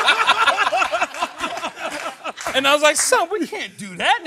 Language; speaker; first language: English; native; English